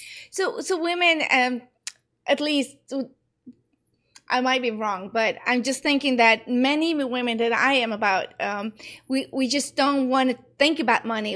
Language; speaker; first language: English; non-native, fluent; Norwegian